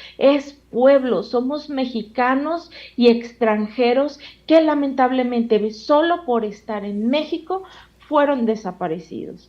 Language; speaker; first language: Spanish; native; Spanish